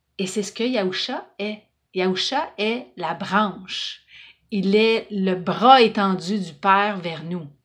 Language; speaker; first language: French; native; French